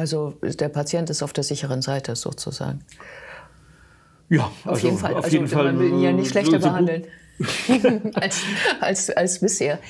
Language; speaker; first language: German; native; German